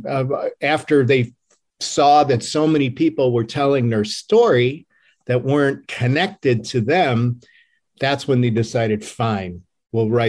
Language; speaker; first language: English; native; English